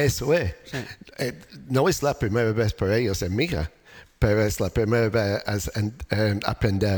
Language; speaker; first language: Spanish; non-native, learner; English